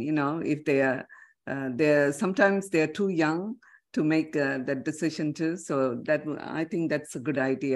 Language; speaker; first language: English; non-native, local second language; Tamil